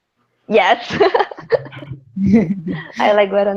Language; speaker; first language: English; non-native, learner; Portuguese